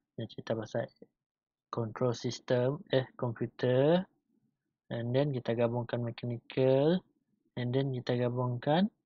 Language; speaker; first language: English; non-native, local second language; Malay